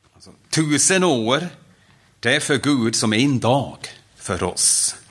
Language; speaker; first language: Swedish; non-native, fluent; German